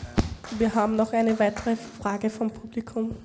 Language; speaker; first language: German; native; German